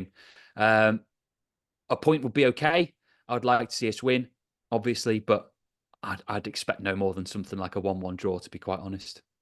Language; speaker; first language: English; native; English